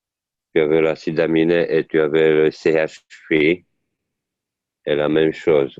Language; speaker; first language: French; non-native, learner; Italian